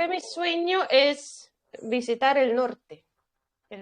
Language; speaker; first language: Spanish; non-native, fluent; Russian